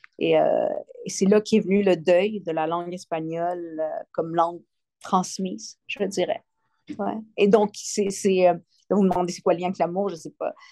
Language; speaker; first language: French; early bilingual, other home language; Spanish